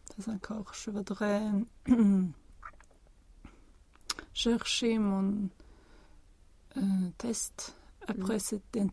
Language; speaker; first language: French; non-native, learner; Swedish